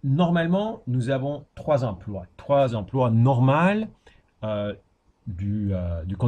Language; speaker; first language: French; non-native, fluent; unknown